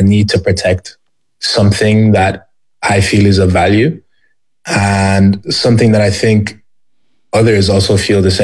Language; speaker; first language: English; native; English